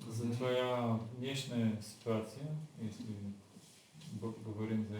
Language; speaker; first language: Russian; non-native, learner; Bulgarian